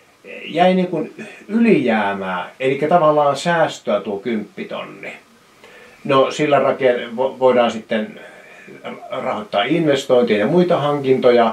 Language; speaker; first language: Finnish; native; Finnish